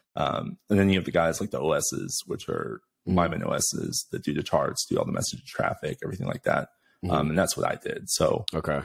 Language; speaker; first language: English; native; English